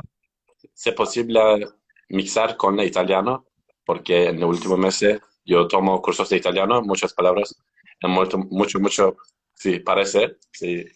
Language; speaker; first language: Spanish; non-native, learner; Turkish